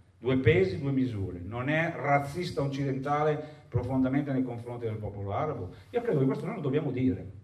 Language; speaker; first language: Italian; native; Italian